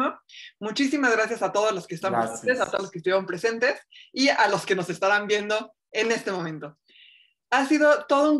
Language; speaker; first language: Spanish; native; Spanish